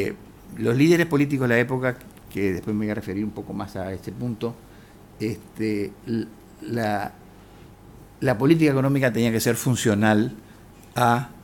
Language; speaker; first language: Spanish; native; Spanish